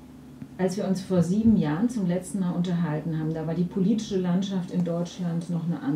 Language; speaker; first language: German; native; German